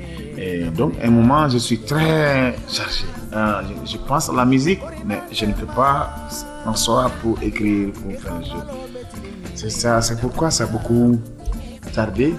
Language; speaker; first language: French; non-native, local second language; Bambara